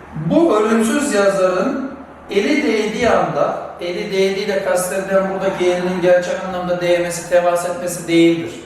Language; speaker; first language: Turkish; native; Turkish